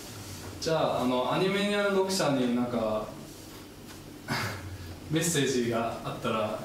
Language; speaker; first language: Japanese; non-native, fluent; German